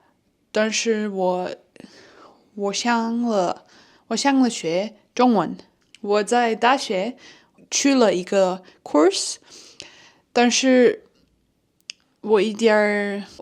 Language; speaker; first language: Chinese; non-native, learner; Turkish